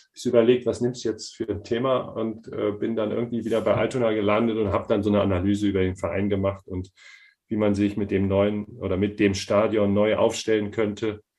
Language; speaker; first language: German; native; German